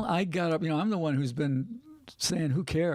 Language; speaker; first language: English; native; English